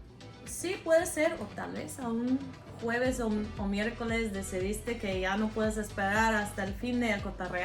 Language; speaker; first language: Spanish; non-native, fluent; English